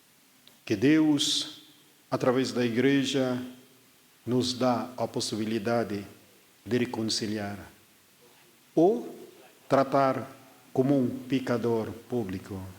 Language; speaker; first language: Portuguese; non-native, fluent; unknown